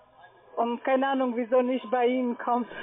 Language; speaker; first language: German; non-native, learner; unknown